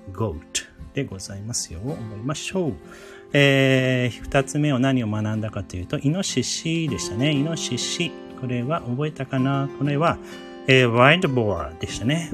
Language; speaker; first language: Japanese; native; Japanese